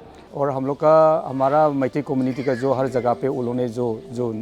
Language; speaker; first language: Hindi; non-native, local second language; Manipuri